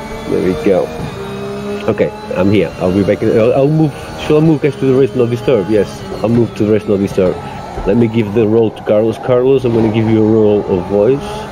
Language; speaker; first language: English; non-native, fluent; Portuguese